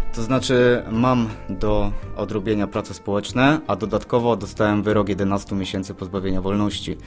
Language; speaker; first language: Polish; native; Polish